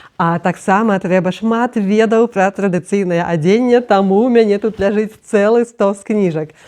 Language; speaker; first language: Belarusian; non-native, local second language; Russian